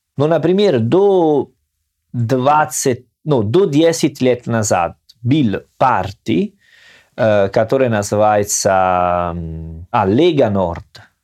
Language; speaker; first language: Russian; non-native, learner; Italian